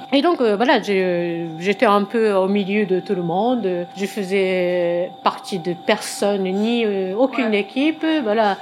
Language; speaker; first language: French; non-native, fluent; Japanese